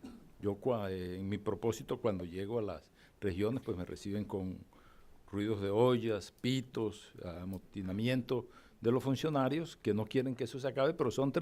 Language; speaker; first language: Spanish; native; Spanish